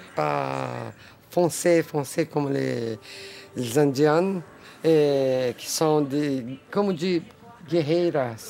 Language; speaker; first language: French; non-native, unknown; Portuguese